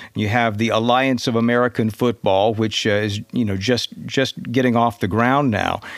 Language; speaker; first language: English; native; English